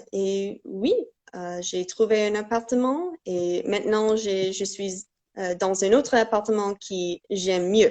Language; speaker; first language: French; non-native, fluent; English